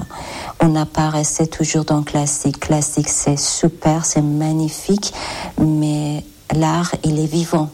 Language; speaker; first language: French; non-native, learner; Persian